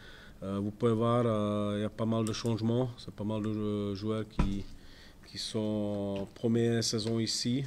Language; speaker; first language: French; non-native, fluent; Czech